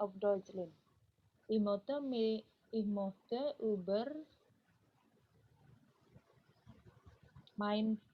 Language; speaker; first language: German; non-native, learner; Indonesian